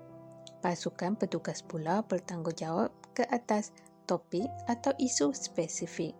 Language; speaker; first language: Malay; native; Malay